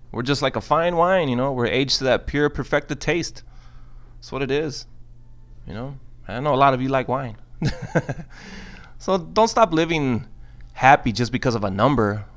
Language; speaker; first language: English; early bilingual, other home language; Spanish